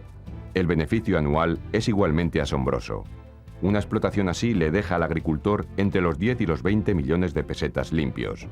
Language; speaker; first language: Spanish; native; Spanish